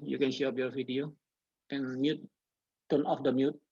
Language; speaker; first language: English; non-native, learner; Indonesian